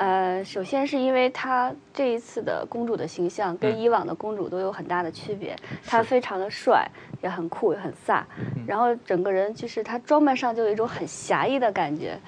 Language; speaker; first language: Chinese; native; Chinese